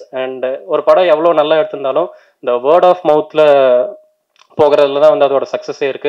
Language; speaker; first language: Tamil; native; Tamil